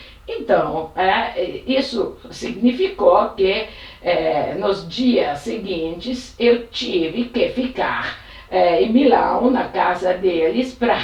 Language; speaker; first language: Portuguese; non-native, fluent; Italian